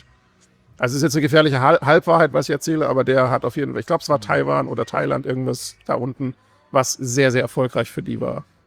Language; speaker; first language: German; native; German